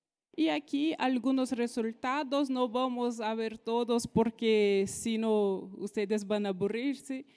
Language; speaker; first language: Spanish; non-native, fluent; Portuguese